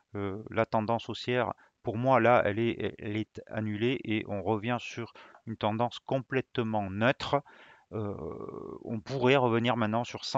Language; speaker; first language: French; native; French